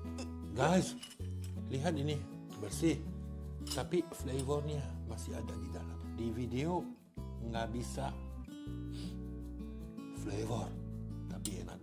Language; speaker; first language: Indonesian; non-native, learner; French